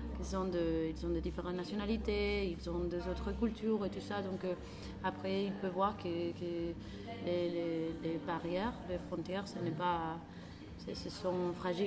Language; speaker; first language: French; non-native, learner; Spanish